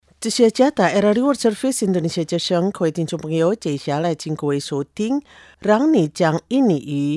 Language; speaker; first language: Chinese; early bilingual, heritage; Chinese